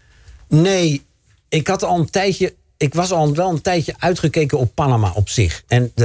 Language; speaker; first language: Dutch; native; Dutch